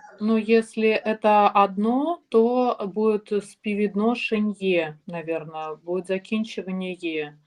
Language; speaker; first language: Ukrainian; non-native, learner; Russian